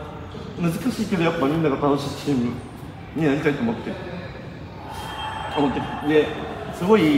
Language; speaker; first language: Japanese; native; Japanese